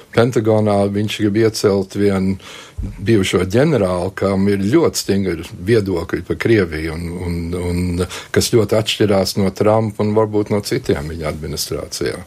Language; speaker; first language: Latvian; native; Latvian